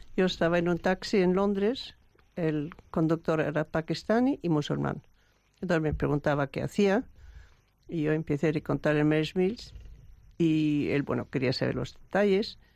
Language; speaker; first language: Spanish; non-native, fluent; German